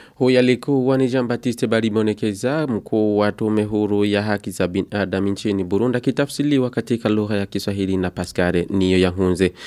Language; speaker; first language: Swahili; non-native, local second language; Rundi